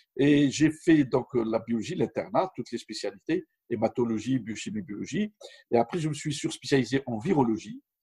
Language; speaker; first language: French; non-native, local second language; Arabic